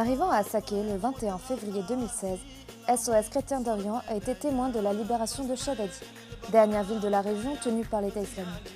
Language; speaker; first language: French; native; French